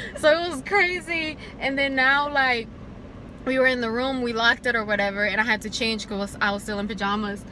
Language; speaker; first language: English; early bilingual, other home language; Spanish